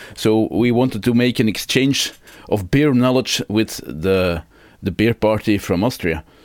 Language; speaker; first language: English; non-native, fluent; Dutch